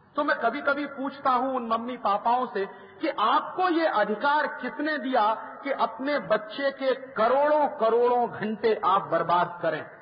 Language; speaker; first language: Hindi; native; Hindi